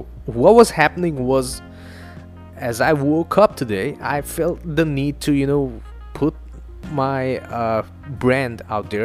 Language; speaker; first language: English; non-native, local second language; Assamese